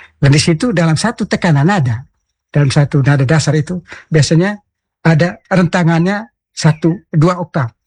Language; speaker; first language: Indonesian; non-native, local second language; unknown